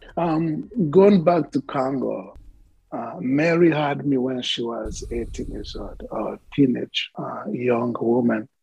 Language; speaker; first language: English; non-native, fluent; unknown